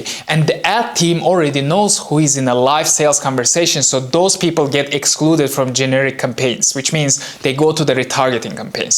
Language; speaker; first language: English; non-native, fluent; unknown